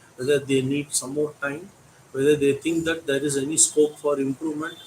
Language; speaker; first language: English; non-native, local second language; Tamil